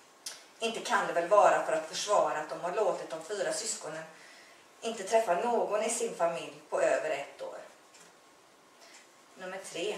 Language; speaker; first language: Swedish; native; Swedish